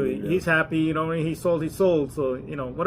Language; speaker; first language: English; native; English